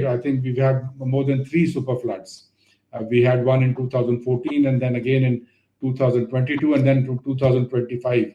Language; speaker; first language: English; non-native, local second language; Urdu